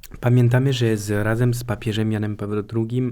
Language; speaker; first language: Polish; non-native, fluent; French